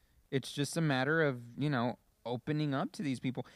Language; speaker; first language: English; native; English